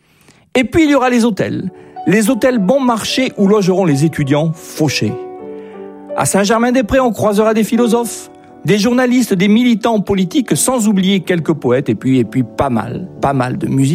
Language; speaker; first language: French; native; French